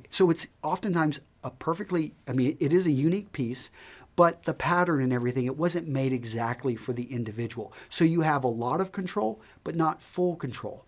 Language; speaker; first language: English; native; English